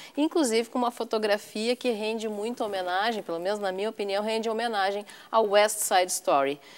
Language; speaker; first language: Portuguese; native; Portuguese